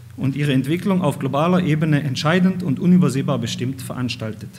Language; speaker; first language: German; non-native, fluent; Slovenian